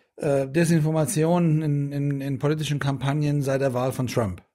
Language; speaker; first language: German; early bilingual, other home language; Persian